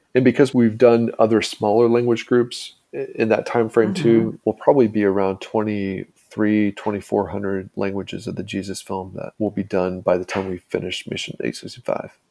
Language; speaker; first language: English; native; English